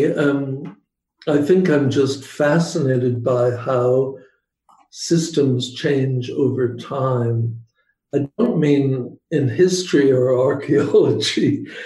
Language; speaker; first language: English; native; English